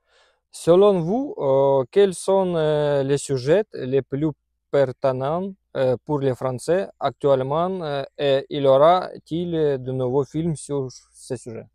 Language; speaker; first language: French; non-native, learner; Russian